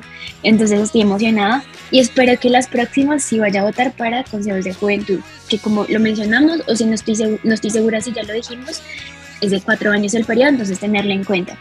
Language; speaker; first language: Spanish; native; Spanish